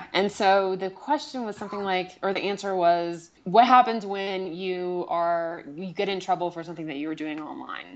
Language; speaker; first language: English; native; English